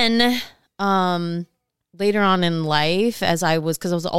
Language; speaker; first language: English; non-native, fluent; Samoan